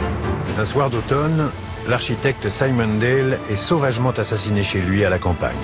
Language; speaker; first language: French; native; French